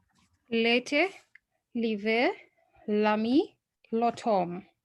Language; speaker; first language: French; non-native, learner; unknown